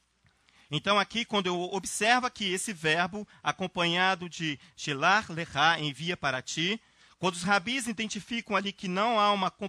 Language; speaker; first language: Portuguese; native; Portuguese